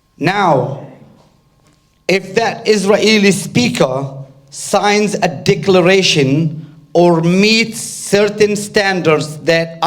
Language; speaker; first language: English; non-native, fluent; Arabic